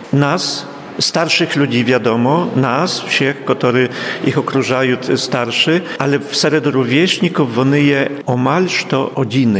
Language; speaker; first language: Polish; non-native, local second language; Ukrainian